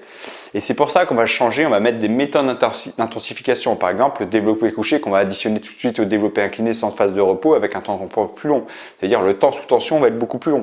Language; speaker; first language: French; native; French